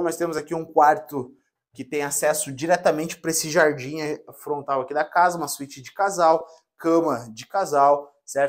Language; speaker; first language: Portuguese; native; Portuguese